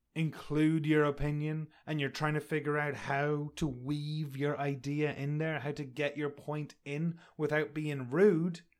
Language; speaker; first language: English; native; English